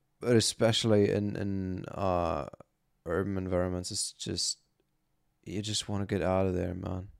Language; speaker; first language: English; non-native, fluent; German